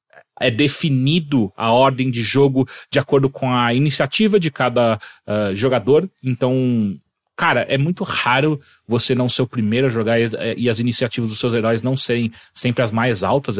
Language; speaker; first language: Portuguese; native; Portuguese